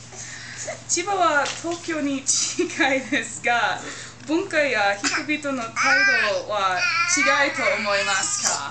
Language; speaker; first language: Japanese; non-native, learner; English